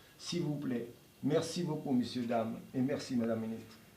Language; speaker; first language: French; non-native, learner; Georgian